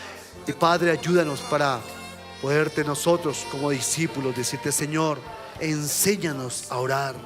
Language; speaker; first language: Spanish; native; Spanish